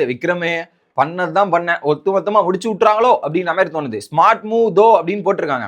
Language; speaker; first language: Tamil; native; Tamil